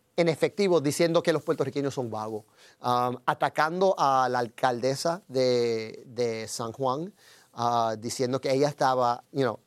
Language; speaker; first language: Spanish; early bilingual, heritage; Spanish